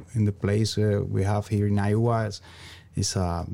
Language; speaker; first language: English; non-native, learner; Spanish